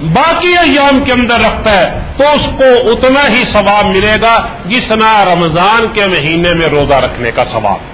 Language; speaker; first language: Urdu; native; Urdu